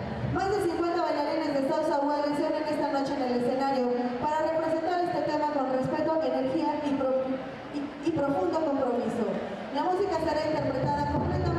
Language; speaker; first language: Spanish; native; Spanish